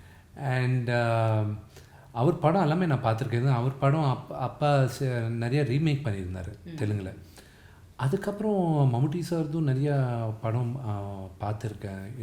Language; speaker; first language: Tamil; non-native, local second language; Telugu